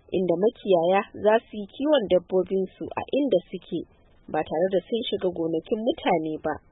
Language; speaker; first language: Hausa; native; Hausa